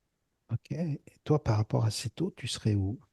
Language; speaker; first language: French; native; French